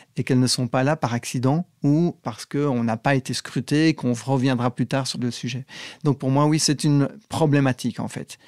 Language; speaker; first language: French; native; French